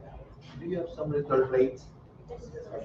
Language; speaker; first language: English; non-native, learner; French